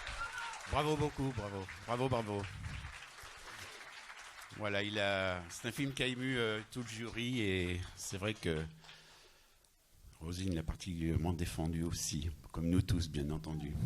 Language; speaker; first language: French; native; French